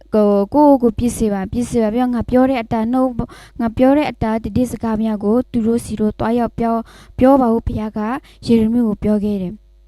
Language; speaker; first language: Burmese; non-native, local second language; S'gaw Karen